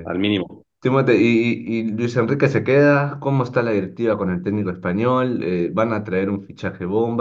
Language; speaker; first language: Spanish; native; Spanish